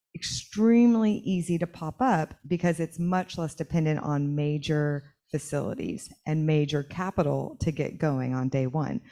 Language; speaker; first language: English; native; English